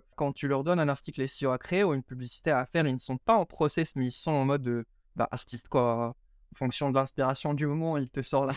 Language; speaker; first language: French; non-native, local second language; Arabic